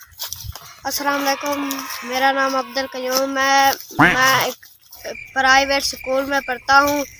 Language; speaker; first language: Hindi; non-native, local second language; Punjabi